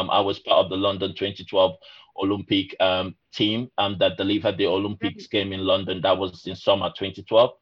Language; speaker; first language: English; non-native, local second language; Igbo